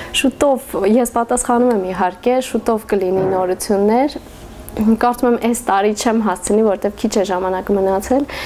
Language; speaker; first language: Armenian; native; Armenian